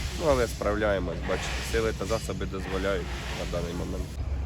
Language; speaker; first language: Ukrainian; native; Ukrainian